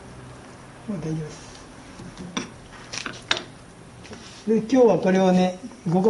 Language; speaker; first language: Japanese; native; Japanese